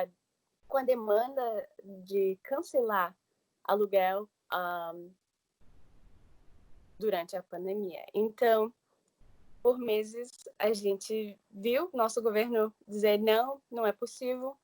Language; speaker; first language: Portuguese; early bilingual, heritage; English